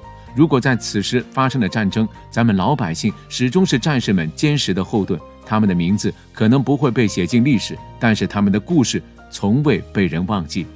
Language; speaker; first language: Chinese; native; Chinese